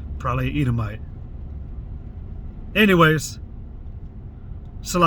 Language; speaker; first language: English; native; English